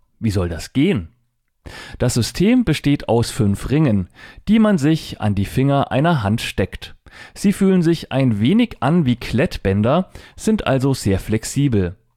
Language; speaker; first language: German; native; German